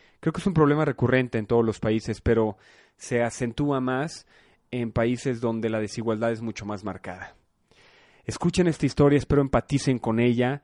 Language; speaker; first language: Spanish; native; Spanish